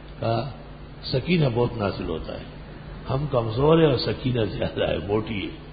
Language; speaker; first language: Urdu; non-native, local second language; Pashto